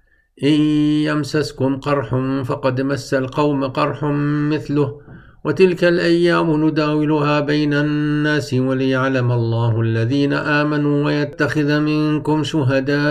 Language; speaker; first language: Arabic; native; Arabic